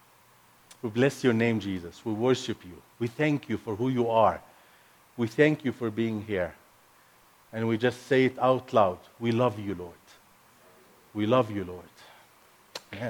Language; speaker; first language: English; non-native, fluent; Arabic